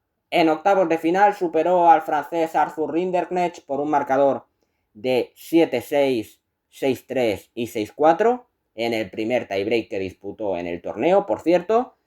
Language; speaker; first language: Spanish; native; Spanish